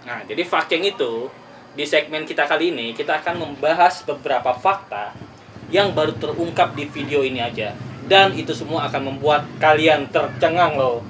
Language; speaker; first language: Indonesian; native; Indonesian